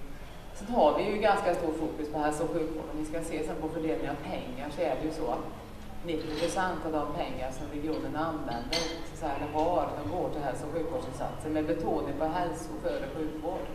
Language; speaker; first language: Swedish; native; Swedish